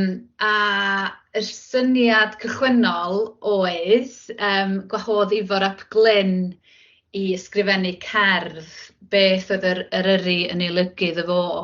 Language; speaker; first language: Welsh; native; Welsh